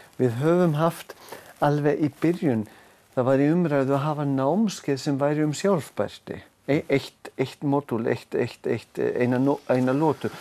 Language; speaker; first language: Icelandic; non-native, fluent; German